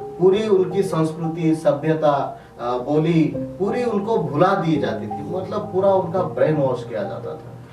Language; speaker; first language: Hindi; non-native, local second language; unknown